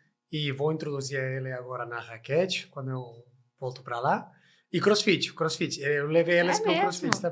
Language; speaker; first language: Portuguese; non-native, fluent; Spanish